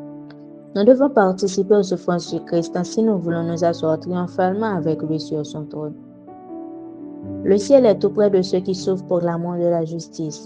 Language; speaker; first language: French; non-native, local second language; Haitian Creole